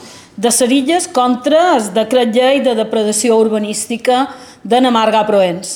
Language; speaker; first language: Catalan; native; Catalan